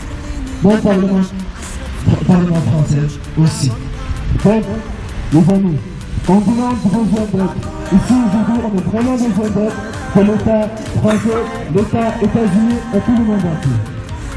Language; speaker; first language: French; non-native, learner; Uyghur